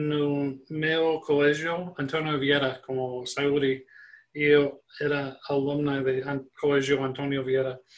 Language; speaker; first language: Portuguese; non-native, fluent; English